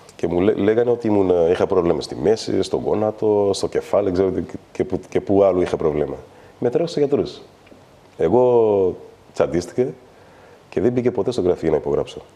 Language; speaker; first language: Greek; non-native, fluent; Kabuverdianu